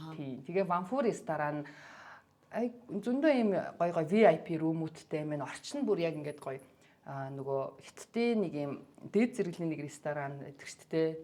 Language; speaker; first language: Mongolian; native; Mongolian